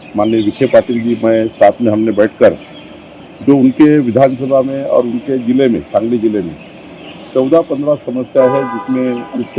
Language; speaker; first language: Hindi; non-native, local second language; Marathi